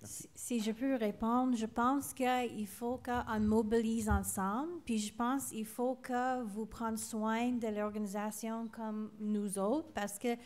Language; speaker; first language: French; non-native, local second language; English